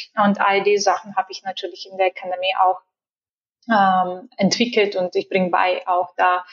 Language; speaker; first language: German; non-native, fluent; Bulgarian